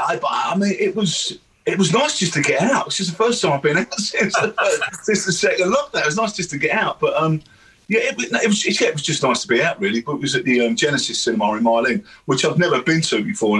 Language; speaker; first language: English; native; English